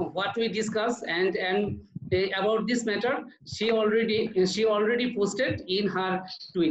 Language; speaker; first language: English; non-native, learner; Bangla